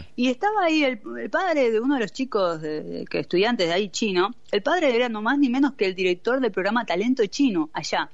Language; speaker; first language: Spanish; native; Spanish